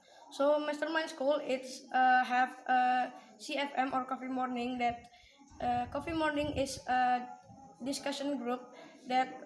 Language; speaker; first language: English; non-native, learner; Indonesian